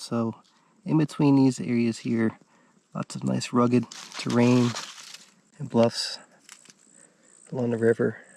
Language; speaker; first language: English; native; English